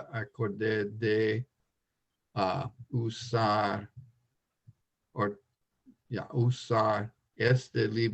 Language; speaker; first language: Spanish; non-native, learner; English